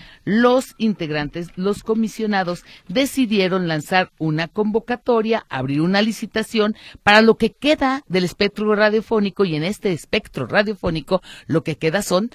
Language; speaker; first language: Spanish; native; Spanish